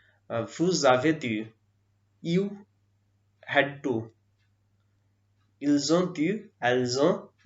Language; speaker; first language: French; non-native, learner; Hindi